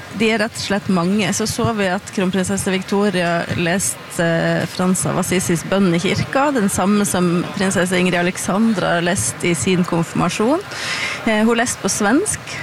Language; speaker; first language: Norwegian; native; Norwegian